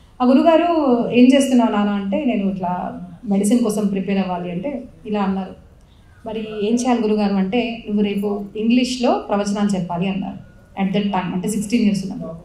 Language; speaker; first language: Telugu; non-native, local second language; Marathi